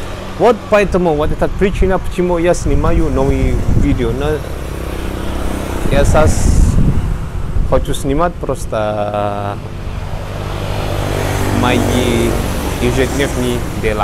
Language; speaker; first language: Russian; non-native, learner; Javanese